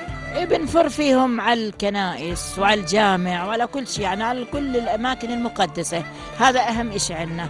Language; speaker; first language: Arabic; native; Arabic